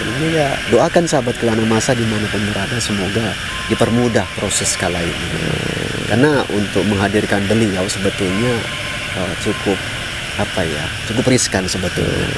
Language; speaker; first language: Indonesian; native; Indonesian